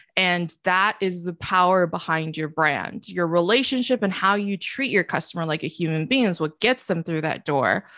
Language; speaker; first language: English; early bilingual, other home language; Chinese